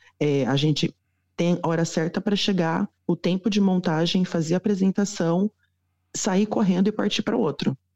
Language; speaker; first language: Portuguese; native; Portuguese